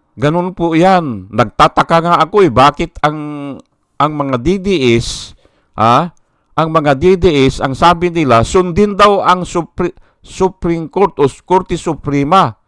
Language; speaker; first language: Filipino; non-native, local second language; Iloko